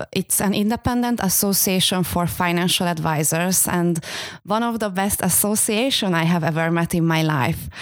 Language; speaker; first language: English; non-native, fluent; Hungarian